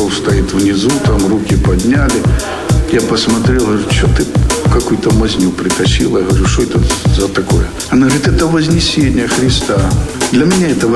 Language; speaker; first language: Russian; native; Russian